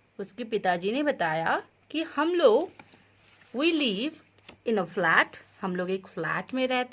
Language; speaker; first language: Hindi; native; Hindi